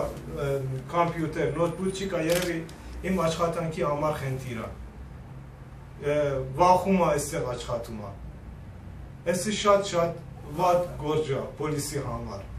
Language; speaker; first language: Armenian; non-native, learner; Persian